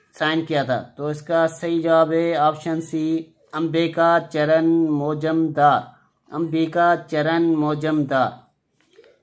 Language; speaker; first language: Urdu; non-native, local second language; Sindhi